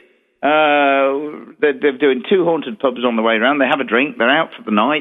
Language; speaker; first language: English; native; English